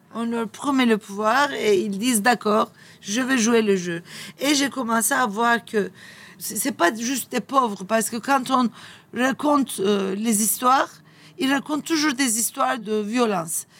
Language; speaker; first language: French; non-native, fluent; Turkish